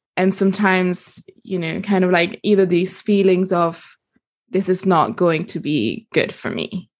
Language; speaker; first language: English; non-native, fluent; Italian